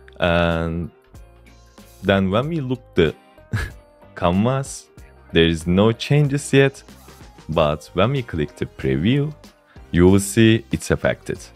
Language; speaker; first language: English; non-native, fluent; Turkish